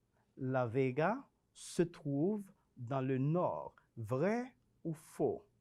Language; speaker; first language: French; non-native, fluent; Spanish